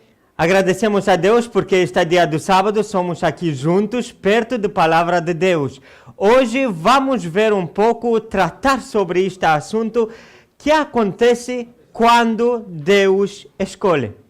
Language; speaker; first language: Portuguese; non-native, fluent; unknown